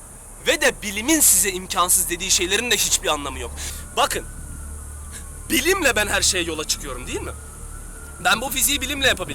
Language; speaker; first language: Turkish; native; Turkish